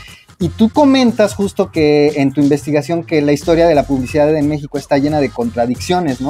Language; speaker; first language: Spanish; native; Spanish